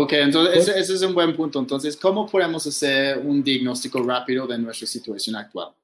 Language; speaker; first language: Spanish; non-native, fluent; English